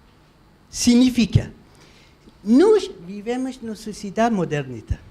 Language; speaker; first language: Portuguese; non-native, learner; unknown